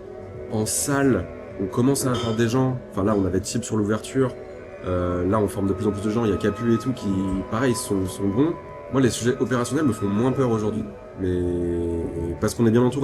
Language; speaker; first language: French; native; French